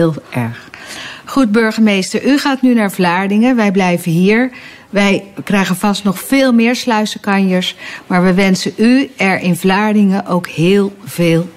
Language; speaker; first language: Dutch; native; Dutch